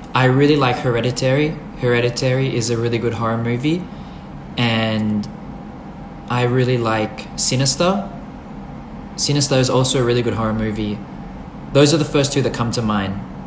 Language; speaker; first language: English; early bilingual, other home language; Thai